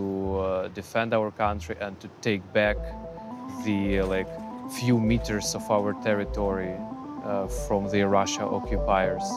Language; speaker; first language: English; non-native, fluent; Ukrainian